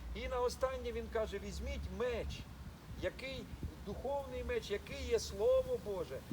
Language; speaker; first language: Ukrainian; native; Ukrainian